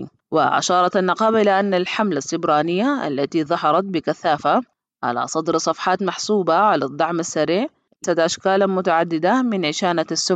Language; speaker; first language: Arabic; native; Arabic